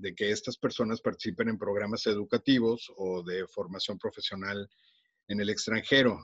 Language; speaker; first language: Spanish; native; Spanish